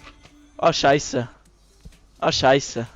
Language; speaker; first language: German; native; German